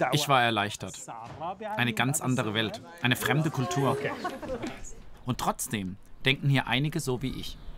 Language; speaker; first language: German; native; German